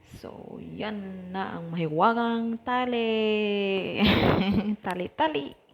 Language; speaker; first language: Filipino; non-native, local second language; Cebuano